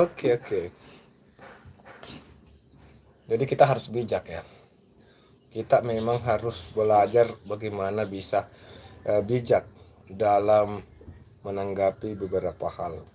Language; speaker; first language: Indonesian; native; Indonesian